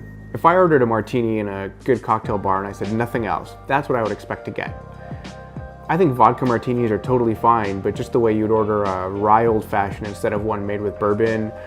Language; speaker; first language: English; native; English